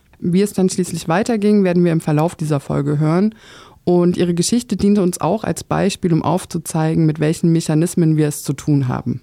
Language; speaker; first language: German; native; German